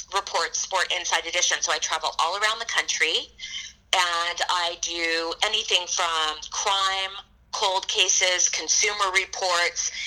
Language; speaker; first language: English; native; English